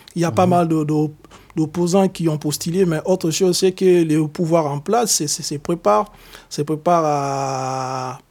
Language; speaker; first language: French; non-native, local second language; Lingala